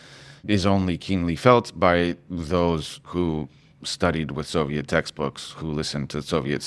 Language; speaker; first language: English; native; English